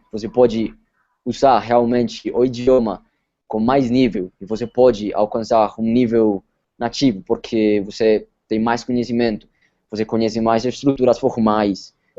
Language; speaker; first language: Portuguese; non-native, fluent; Spanish